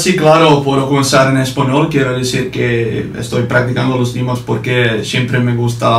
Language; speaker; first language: Spanish; non-native, learner; Dutch